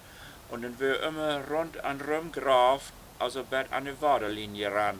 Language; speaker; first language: German; non-native, local second language; Low German